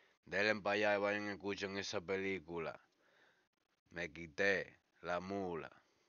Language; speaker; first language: Spanish; early bilingual, other home language; English